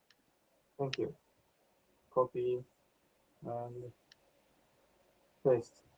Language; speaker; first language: English; non-native, learner; Japanese